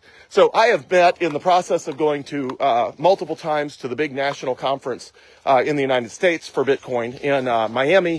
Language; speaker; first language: English; native; English